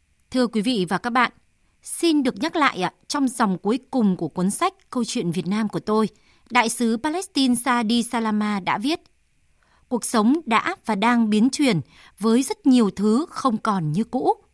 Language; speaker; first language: Vietnamese; native; Vietnamese